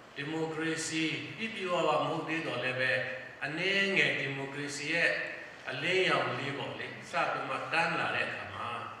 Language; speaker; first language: Burmese; non-native, local second language; Tedim Chin